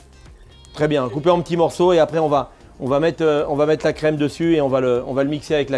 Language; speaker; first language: French; native; French